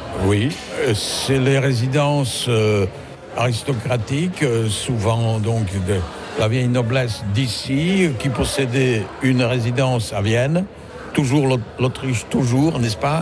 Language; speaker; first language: French; non-native, fluent; Czech